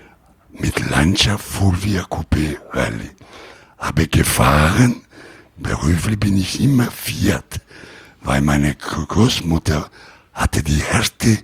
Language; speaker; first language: German; non-native, learner; Italian